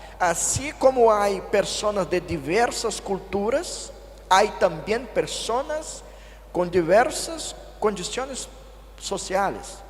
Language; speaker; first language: Spanish; non-native, fluent; Portuguese